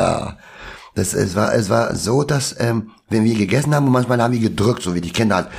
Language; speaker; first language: German; non-native, local second language; Albanian